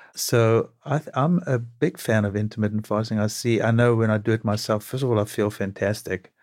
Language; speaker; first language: English; native; English